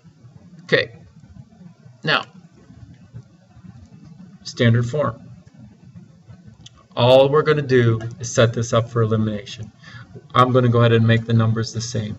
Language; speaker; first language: English; native; English